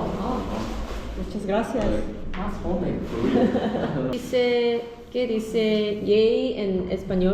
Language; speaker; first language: Spanish; non-native, learner; Korean